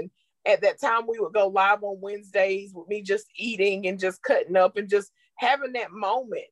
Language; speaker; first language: English; native; English